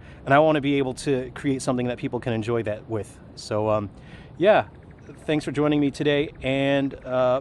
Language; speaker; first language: English; native; English